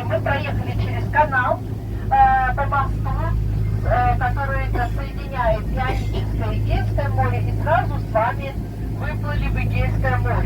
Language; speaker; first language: Russian; native; Russian